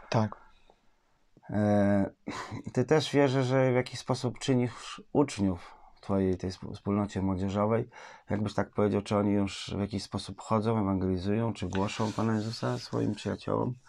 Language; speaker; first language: Polish; native; Polish